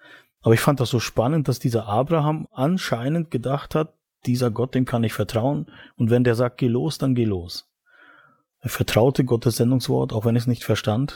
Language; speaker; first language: German; native; German